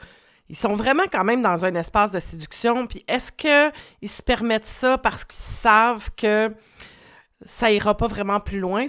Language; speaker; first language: French; native; French